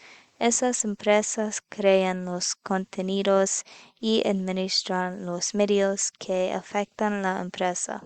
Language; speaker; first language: Spanish; non-native, learner; English